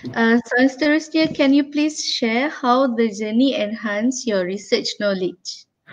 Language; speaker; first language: English; non-native, local second language; Malay